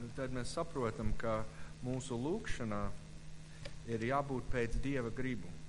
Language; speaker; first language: Latvian; non-native, fluent; English